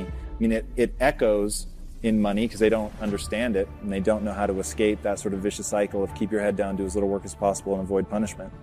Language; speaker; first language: English; native; English